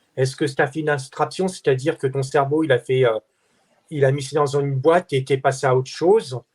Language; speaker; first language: French; native; French